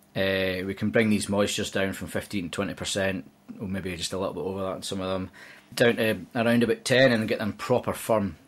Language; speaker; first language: English; native; English